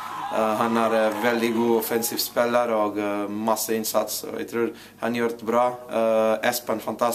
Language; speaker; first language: Norwegian; non-native, fluent; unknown